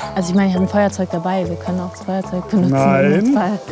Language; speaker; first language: German; native; German